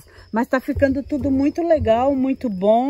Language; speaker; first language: Portuguese; native; Portuguese